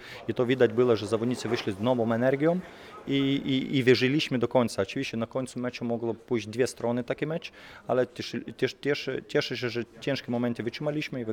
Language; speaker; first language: Polish; non-native, fluent; Lithuanian